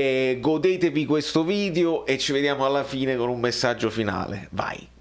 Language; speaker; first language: Italian; native; Italian